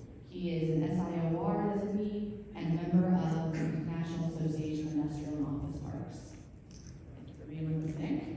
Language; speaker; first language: English; native; English